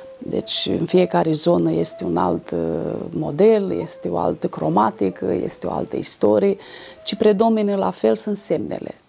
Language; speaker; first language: Romanian; native; Romanian